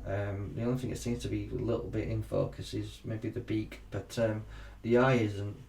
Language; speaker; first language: English; native; English